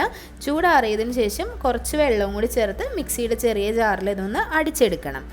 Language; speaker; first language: Malayalam; native; Malayalam